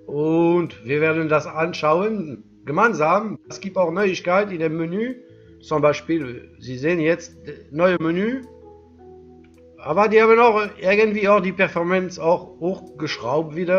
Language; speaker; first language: German; non-native, learner; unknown